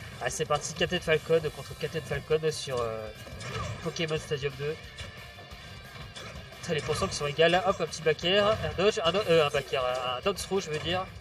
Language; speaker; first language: French; native; French